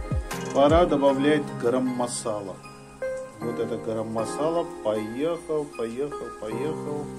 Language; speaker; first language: Russian; non-native, fluent; Hindi